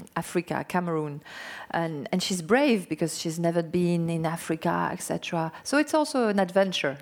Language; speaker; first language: English; non-native, fluent; French